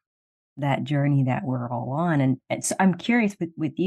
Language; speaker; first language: English; native; English